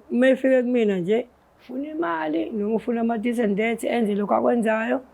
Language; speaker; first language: Zulu; native; Zulu